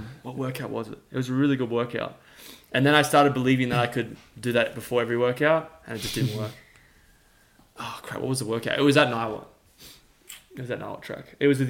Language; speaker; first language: English; native; English